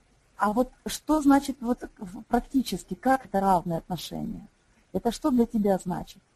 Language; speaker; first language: Russian; native; Russian